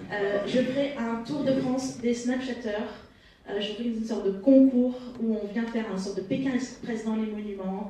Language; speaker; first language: French; native; French